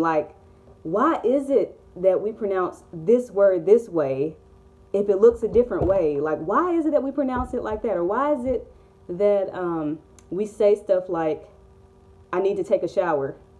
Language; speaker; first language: English; native; English